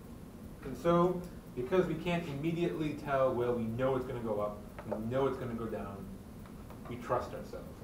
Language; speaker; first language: English; native; English